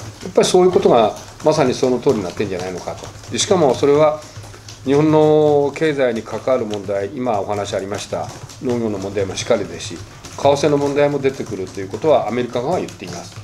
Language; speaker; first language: Japanese; native; Japanese